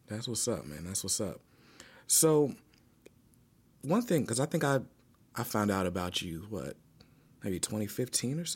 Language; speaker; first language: English; native; English